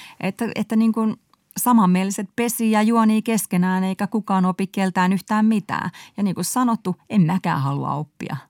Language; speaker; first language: Finnish; native; Finnish